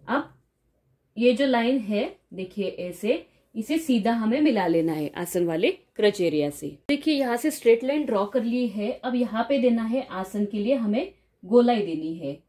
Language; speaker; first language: Hindi; non-native, local second language; Marathi